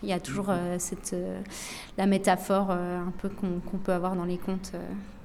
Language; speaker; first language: French; native; French